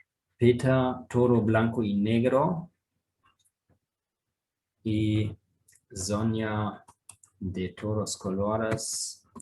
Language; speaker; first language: Spanish; non-native, fluent; German